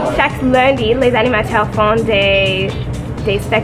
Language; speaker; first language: French; non-native, fluent; English